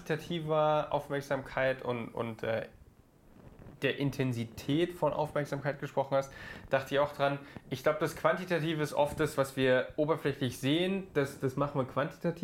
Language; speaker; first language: German; native; German